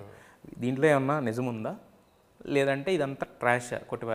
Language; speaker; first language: Telugu; native; Telugu